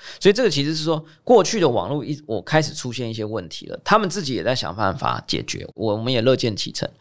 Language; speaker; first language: Chinese; native; Chinese